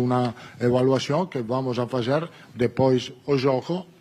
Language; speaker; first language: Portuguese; non-native, learner; Italian